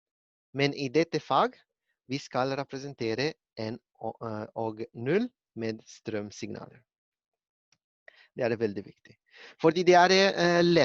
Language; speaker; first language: Norwegian; non-native, learner; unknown